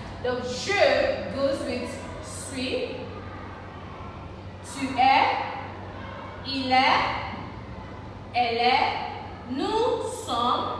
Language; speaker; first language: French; non-native, learner; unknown